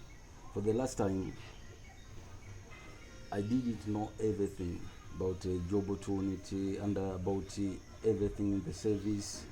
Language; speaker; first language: English; non-native, local second language; Swahili